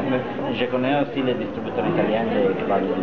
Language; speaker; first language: French; non-native, fluent; Italian